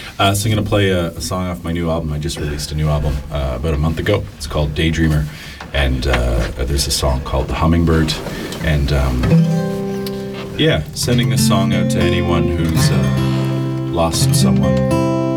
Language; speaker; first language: English; native; English